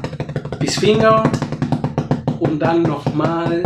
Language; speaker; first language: German; non-native, fluent; Spanish